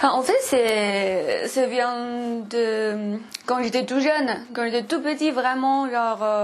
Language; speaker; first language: French; non-native, fluent; Chinese